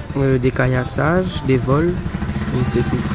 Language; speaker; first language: French; native; French